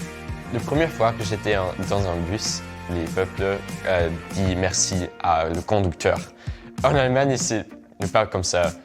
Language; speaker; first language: French; non-native, learner; German